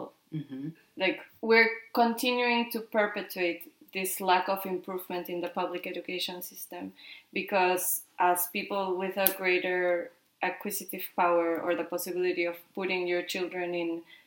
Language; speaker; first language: English; non-native, fluent; Spanish